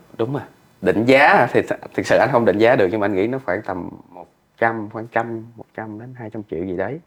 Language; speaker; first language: Vietnamese; native; Vietnamese